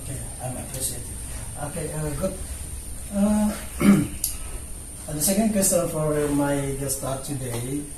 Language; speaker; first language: English; non-native, learner; Indonesian